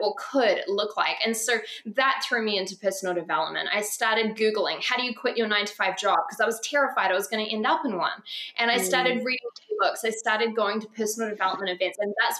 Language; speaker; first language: English; native; English